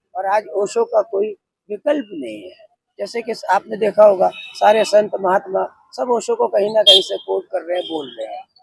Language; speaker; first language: Hindi; native; Hindi